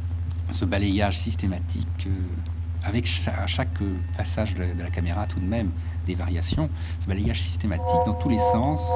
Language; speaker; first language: French; native; French